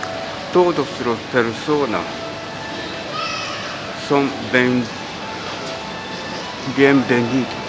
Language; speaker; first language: Spanish; non-native, learner; Japanese